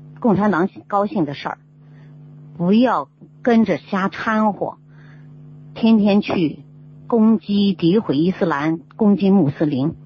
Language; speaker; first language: Chinese; native; Chinese